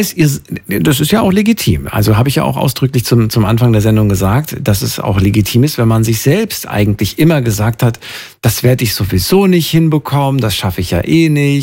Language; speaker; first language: German; native; German